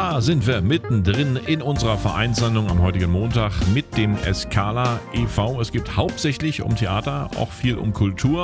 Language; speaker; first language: German; native; German